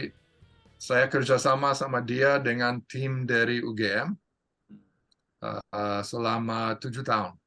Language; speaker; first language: Indonesian; non-native, fluent; English